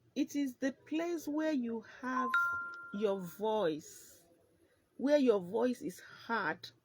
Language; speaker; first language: English; non-native, local second language; Yoruba